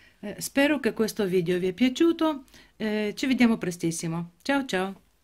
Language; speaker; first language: Italian; non-native, fluent; Ukrainian